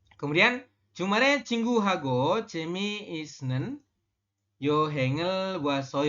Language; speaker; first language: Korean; non-native, fluent; Indonesian